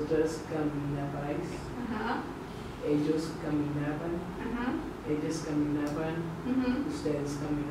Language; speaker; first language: Spanish; non-native, learner; English